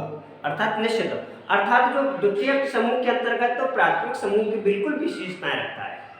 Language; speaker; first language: Hindi; native; Hindi